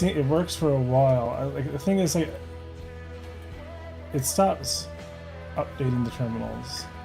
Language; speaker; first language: English; native; English